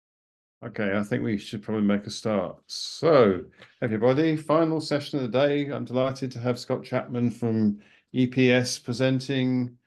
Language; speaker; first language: English; native; English